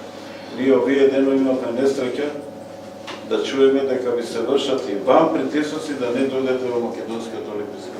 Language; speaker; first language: Macedonian; native; Macedonian